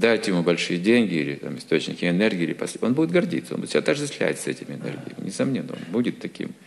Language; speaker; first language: Russian; native; Russian